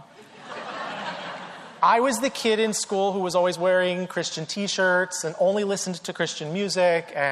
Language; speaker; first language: English; native; English